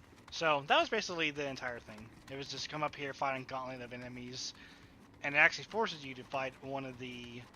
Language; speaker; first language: English; native; English